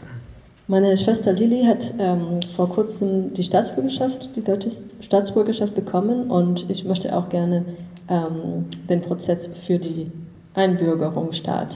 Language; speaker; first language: German; non-native, learner; English